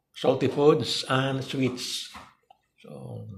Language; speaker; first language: English; non-native, local second language; Cebuano